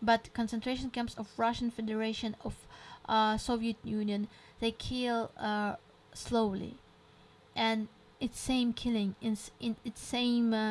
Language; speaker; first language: English; non-native, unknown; Ukrainian